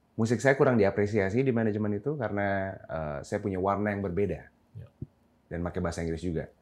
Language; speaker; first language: Indonesian; native; Indonesian